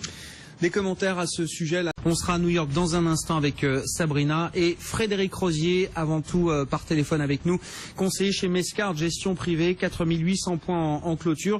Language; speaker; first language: French; native; French